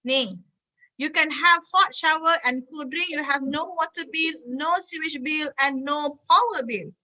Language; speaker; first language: English; non-native, local second language; Malay